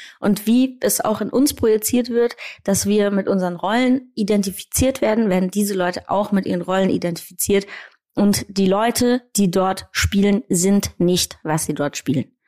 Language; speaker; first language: German; native; German